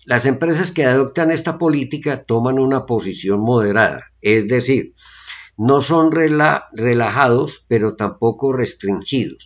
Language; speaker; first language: Spanish; native; Spanish